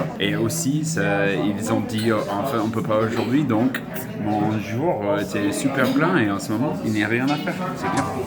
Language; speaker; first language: French; non-native, fluent; English